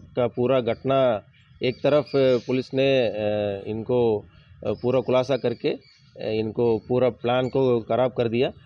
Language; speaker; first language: Hindi; native; Hindi